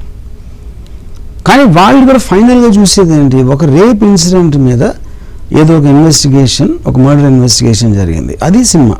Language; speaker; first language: Telugu; native; Telugu